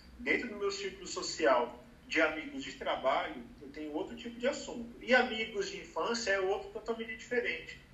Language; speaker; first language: Portuguese; native; Portuguese